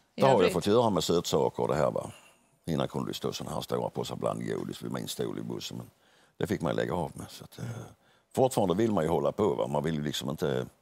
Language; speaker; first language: Swedish; native; Swedish